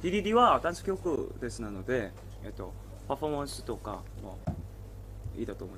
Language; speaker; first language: Japanese; non-native, learner; Korean